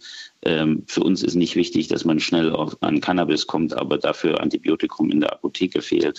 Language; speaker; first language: German; native; German